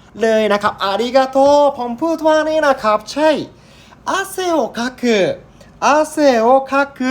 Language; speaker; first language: Thai; non-native, learner; Japanese